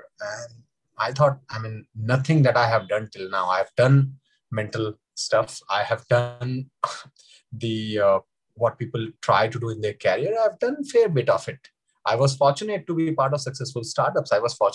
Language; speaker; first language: English; non-native, local second language; Hindi